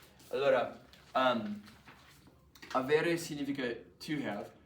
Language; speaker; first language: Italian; non-native, fluent; English